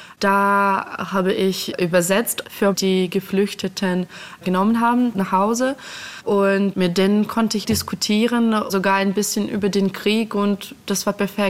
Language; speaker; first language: German; non-native, fluent; Russian